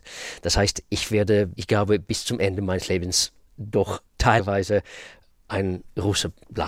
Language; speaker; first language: German; non-native, fluent; Russian